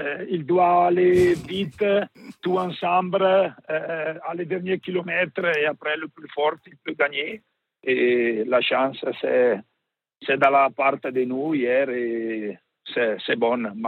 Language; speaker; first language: French; non-native, learner; Italian